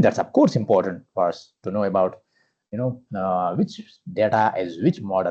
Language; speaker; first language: English; non-native, fluent; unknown